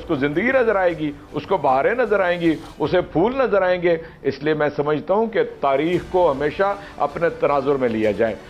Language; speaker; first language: Urdu; native; Urdu